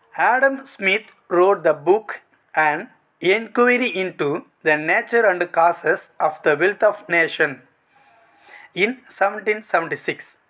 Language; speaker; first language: English; non-native, local second language; Tamil